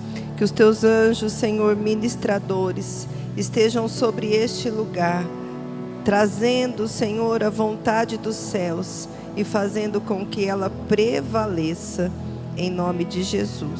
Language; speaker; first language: Portuguese; native; Portuguese